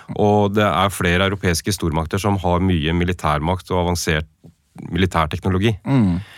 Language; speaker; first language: Norwegian; native; Norwegian